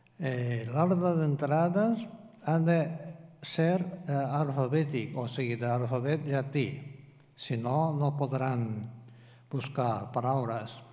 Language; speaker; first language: Catalan; non-native, fluent; Japanese